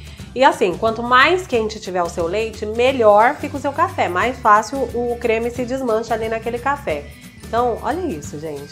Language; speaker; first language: Portuguese; native; Portuguese